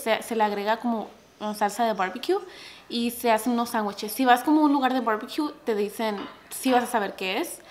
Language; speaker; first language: Spanish; early bilingual, heritage; Spanish